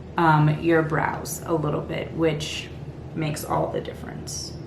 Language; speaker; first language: English; native; English